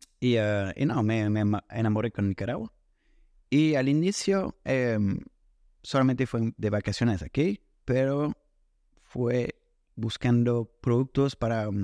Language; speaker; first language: Spanish; non-native, fluent; French